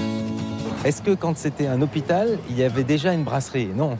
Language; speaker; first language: French; native; French